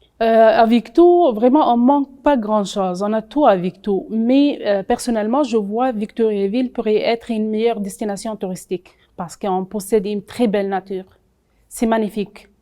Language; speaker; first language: French; non-native, local second language; Arabic